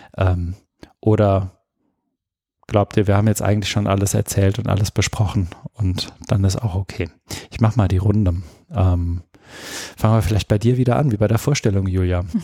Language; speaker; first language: German; native; German